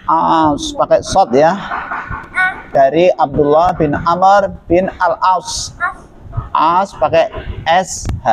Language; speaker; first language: Indonesian; native; Indonesian